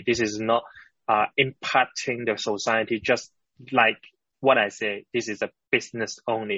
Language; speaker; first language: English; non-native, local second language; Cantonese